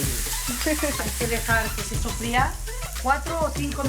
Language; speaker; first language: Spanish; non-native, local second language; Catalan